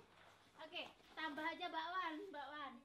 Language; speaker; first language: Indonesian; native; Indonesian